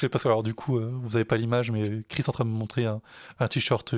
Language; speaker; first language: French; native; French